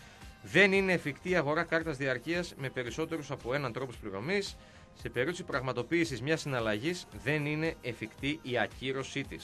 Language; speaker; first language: Greek; native; Greek